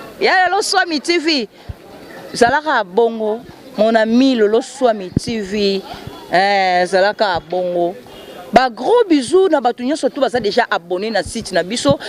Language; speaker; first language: Lingala; native; Lingala